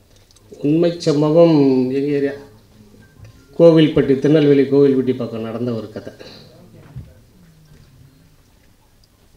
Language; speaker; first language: Tamil; native; Tamil